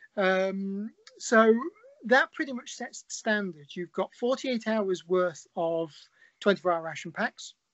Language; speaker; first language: English; native; English